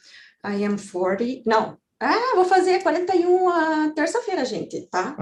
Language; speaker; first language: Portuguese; native; Portuguese